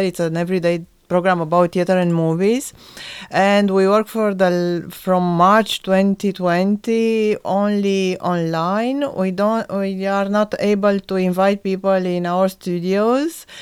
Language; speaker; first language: English; non-native, fluent; Romanian